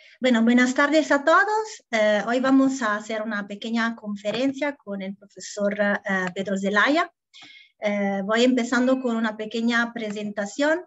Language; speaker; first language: Spanish; non-native, fluent; Italian